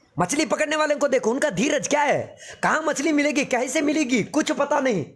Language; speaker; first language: Hindi; non-native, local second language; Telugu